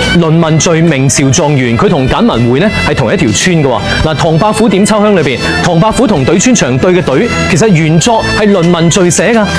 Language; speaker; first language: Cantonese; native; Cantonese